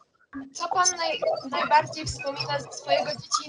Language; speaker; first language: Polish; early bilingual, other home language; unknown